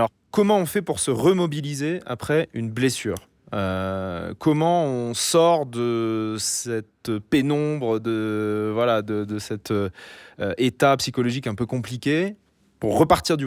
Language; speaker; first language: French; native; French